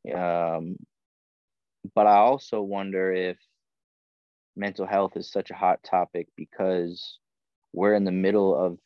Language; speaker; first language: English; native; English